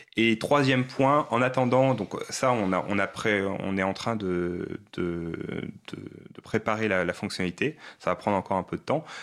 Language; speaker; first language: French; native; French